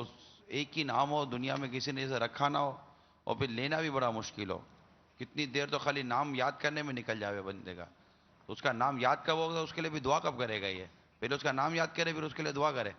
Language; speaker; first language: Urdu; native; Urdu